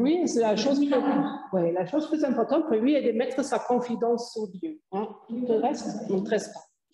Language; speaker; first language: French; non-native, fluent; German